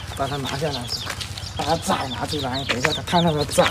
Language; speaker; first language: Chinese; native; Chinese